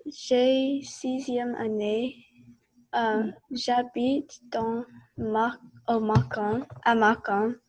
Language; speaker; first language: French; non-native, learner; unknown